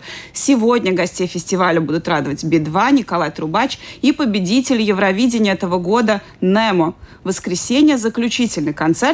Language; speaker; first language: Russian; native; Russian